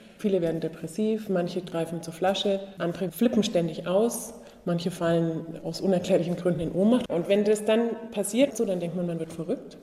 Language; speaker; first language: German; native; German